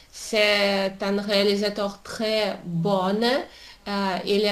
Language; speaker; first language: French; non-native, learner; Russian